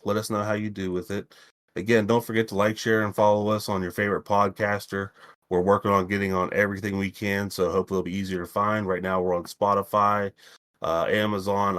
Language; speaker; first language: English; native; English